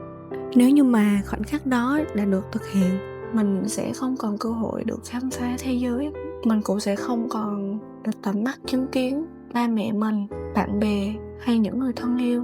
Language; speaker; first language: Vietnamese; native; Vietnamese